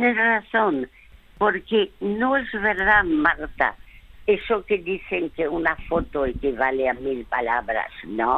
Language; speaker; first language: Spanish; early bilingual, other home language; French